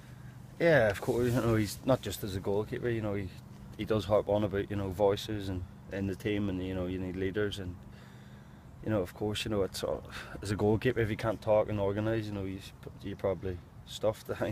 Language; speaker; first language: English; native; English